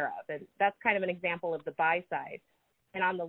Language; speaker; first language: English; native; English